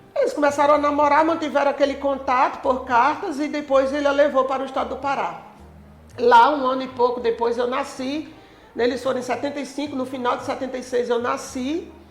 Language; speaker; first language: Portuguese; native; Portuguese